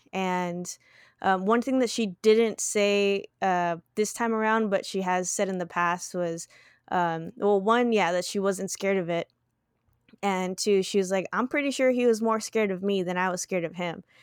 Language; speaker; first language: English; early bilingual, other home language; Spanish